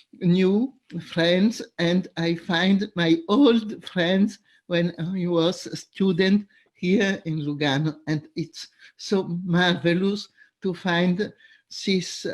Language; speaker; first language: English; non-native, fluent; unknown